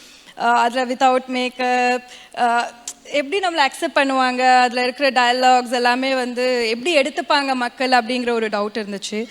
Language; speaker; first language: Tamil; native; Tamil